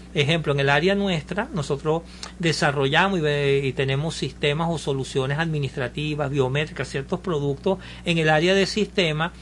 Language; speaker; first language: Spanish; native; Spanish